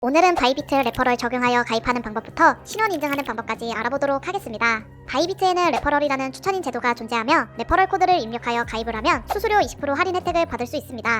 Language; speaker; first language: Korean; native; Korean